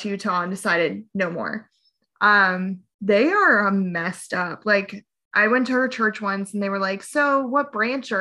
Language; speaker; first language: English; native; English